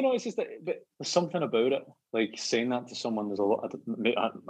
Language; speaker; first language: English; native; English